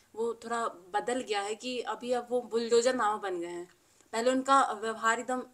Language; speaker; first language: Hindi; native; Hindi